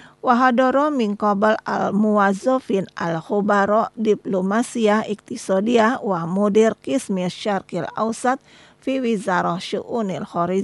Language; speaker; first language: Arabic; non-native, fluent; Indonesian